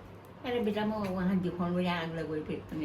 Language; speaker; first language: Hindi; native; Hindi